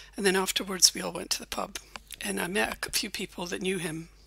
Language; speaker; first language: English; native; English